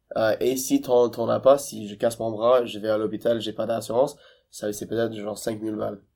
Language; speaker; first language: French; non-native, fluent; English